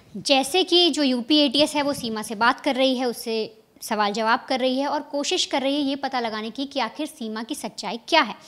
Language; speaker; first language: Hindi; native; Hindi